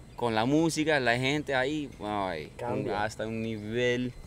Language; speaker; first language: Spanish; non-native, fluent; English